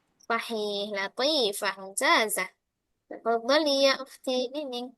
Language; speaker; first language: Arabic; non-native, fluent; Indonesian